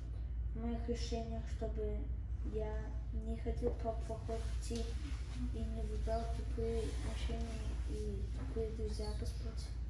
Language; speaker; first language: Russian; early bilingual, heritage; Russian